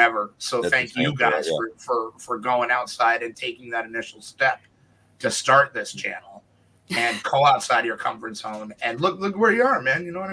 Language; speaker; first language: English; native; English